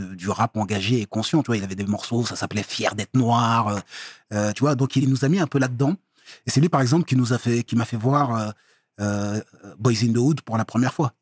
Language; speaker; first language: French; native; French